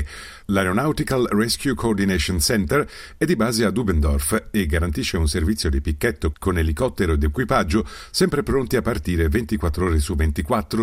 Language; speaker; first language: Italian; native; Italian